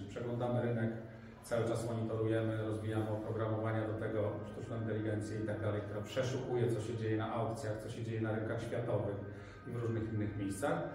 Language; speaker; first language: Polish; native; Polish